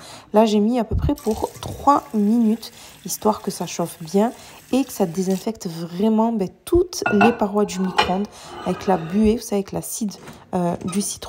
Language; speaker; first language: French; native; French